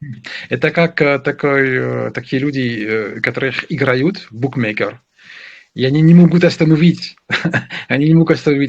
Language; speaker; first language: Russian; non-native, learner; French